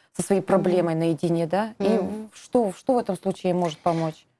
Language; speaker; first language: Russian; native; Russian